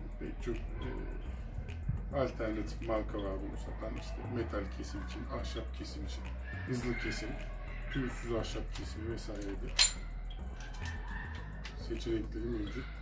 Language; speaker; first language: Turkish; native; Turkish